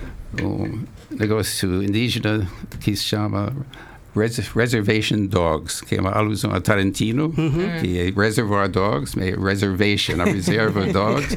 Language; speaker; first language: Portuguese; non-native, fluent; English